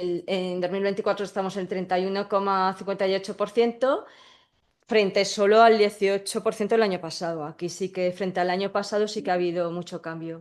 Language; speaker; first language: Spanish; native; Spanish